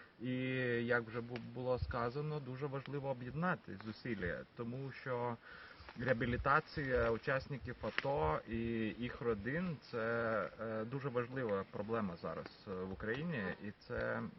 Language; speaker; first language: Ukrainian; non-native, fluent; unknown